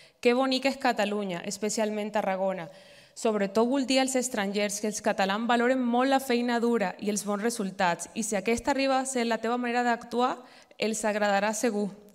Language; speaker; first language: Catalan; non-native, fluent; Spanish